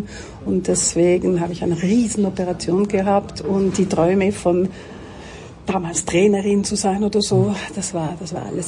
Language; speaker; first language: German; non-native, local second language; French